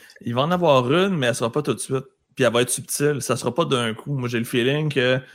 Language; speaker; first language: French; native; French